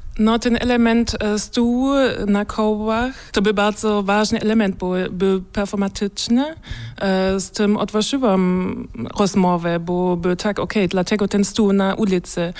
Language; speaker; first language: Polish; non-native, learner; German